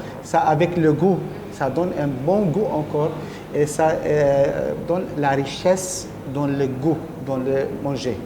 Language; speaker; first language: French; non-native, learner; Arabic